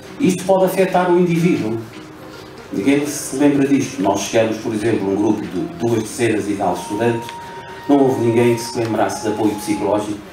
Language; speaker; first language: Portuguese; non-native, local second language; Upper Guinea Crioulo